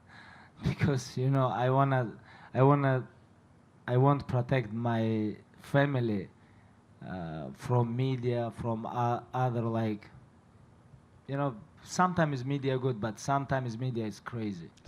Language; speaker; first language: English; non-native, learner; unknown